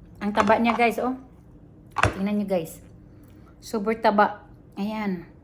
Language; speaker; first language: Filipino; non-native, local second language; Cebuano